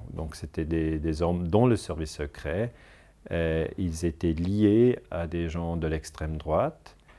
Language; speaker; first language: French; non-native, local second language; German